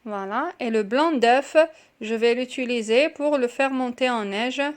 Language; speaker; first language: French; non-native, local second language; Arabic